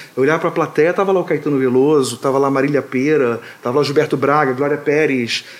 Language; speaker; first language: Portuguese; native; Portuguese